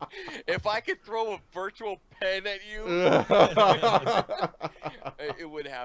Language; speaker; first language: English; native; English